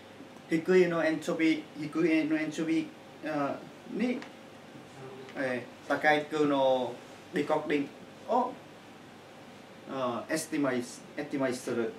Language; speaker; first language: Japanese; non-native, learner; Chinese